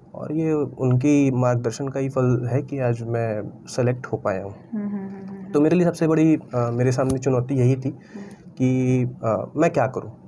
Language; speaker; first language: Hindi; native; Hindi